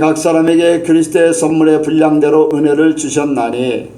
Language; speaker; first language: Korean; native; Korean